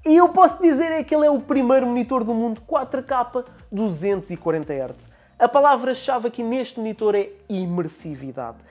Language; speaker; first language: Portuguese; native; Portuguese